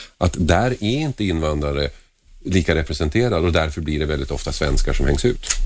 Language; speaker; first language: Swedish; early bilingual, other home language; Finnish